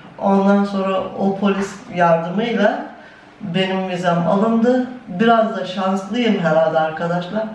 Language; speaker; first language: Turkish; native; Turkish